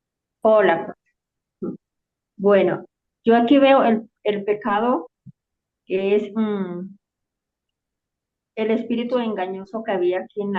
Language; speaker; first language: Spanish; native; Spanish